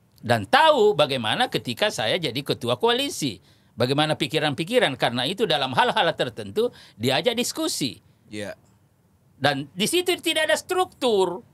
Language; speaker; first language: Indonesian; non-native, local second language; Buginese